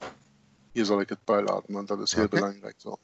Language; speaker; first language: Dutch; native; Dutch